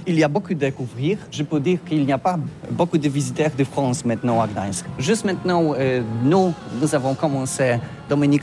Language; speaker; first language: French; non-native, learner; Polish